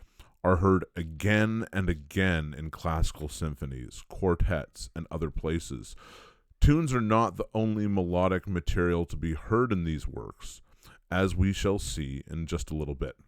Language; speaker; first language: English; native; English